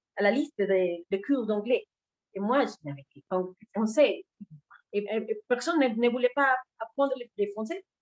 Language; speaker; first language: French; non-native, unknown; Spanish